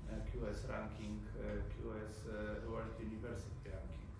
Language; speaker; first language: Polish; native; Polish